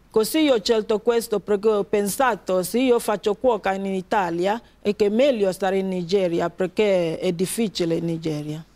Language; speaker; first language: Italian; non-native, learner; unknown